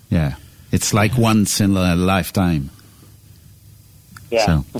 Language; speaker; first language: English; non-native, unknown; French